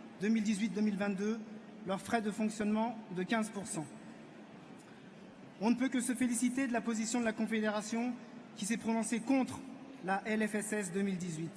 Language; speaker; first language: French; native; French